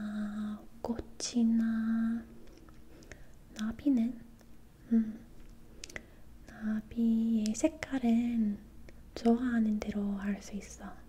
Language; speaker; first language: Korean; non-native, learner; English